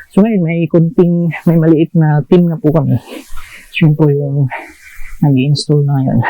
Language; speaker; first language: Filipino; non-native, local second language; Cebuano